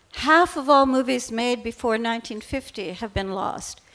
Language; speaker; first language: English; native; English